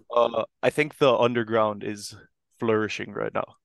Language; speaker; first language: English; non-native, fluent; Italian